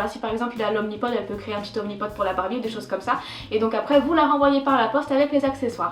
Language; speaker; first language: French; native; French